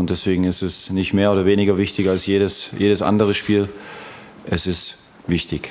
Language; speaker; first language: German; native; German